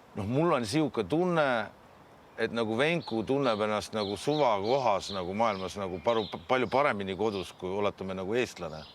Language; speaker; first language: Estonian; non-native, local second language; Russian